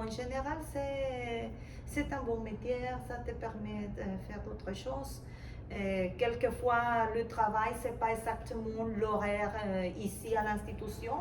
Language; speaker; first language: French; non-native, fluent; Spanish